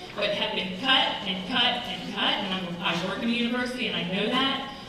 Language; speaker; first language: English; native; English